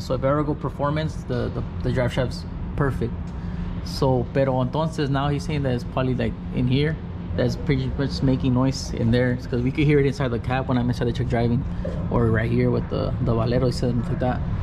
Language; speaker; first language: English; early bilingual, other home language; Spanish